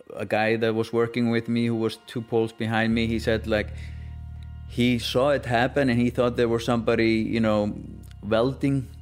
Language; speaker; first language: English; non-native, fluent; Icelandic